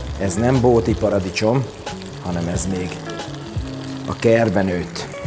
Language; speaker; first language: Hungarian; native; Hungarian